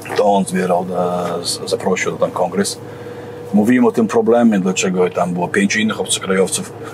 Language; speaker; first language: Polish; non-native, fluent; Chechen